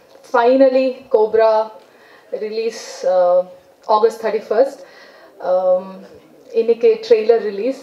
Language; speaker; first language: Tamil; non-native, learner; Kannada